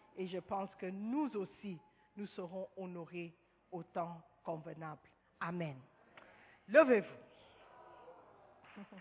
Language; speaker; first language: French; non-native, fluent; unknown